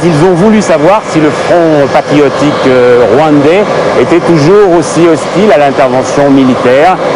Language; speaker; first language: French; native; French